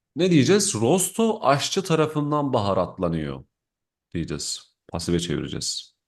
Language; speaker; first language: Turkish; native; Turkish